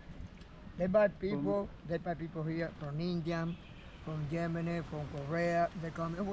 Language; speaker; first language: English; non-native, learner; Spanish